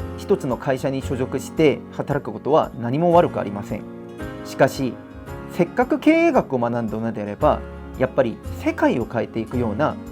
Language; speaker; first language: Japanese; non-native, fluent; Korean